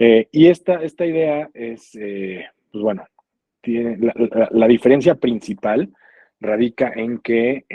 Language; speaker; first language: Spanish; native; Spanish